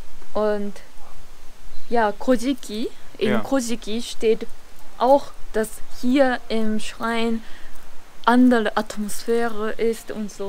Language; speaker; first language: German; non-native, fluent; Japanese